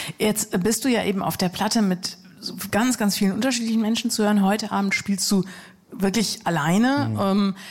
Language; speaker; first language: German; native; German